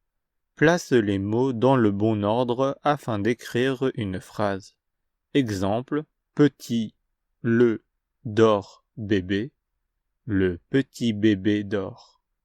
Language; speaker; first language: French; non-native, fluent; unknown